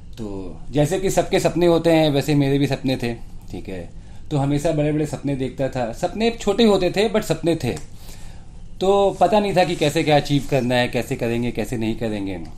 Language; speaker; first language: Hindi; native; Hindi